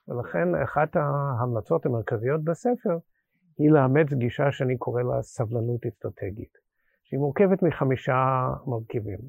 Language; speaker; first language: Hebrew; non-native, fluent; English